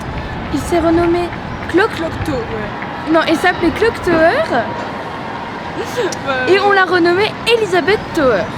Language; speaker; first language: French; native; French